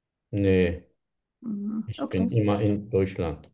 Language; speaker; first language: German; non-native, learner; Turkish